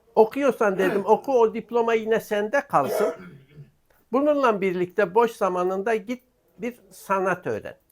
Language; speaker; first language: Turkish; non-native, local second language; Armenian